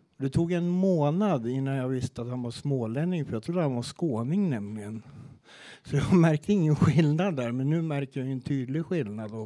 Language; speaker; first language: Swedish; native; Swedish